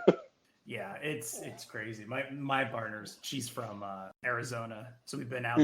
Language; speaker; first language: English; native; English